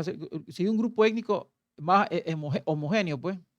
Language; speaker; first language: Spanish; native; Spanish